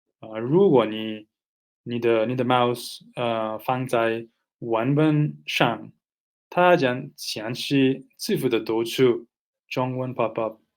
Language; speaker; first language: Chinese; non-native, learner; Nepali